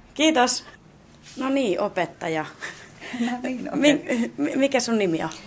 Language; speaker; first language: Finnish; native; Finnish